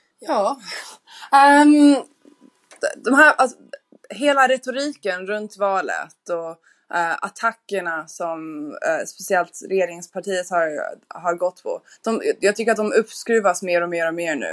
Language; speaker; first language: Swedish; non-native, fluent; English